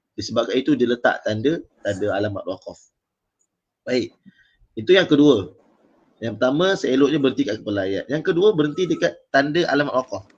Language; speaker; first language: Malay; native; Malay